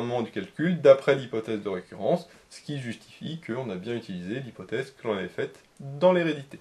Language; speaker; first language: French; native; French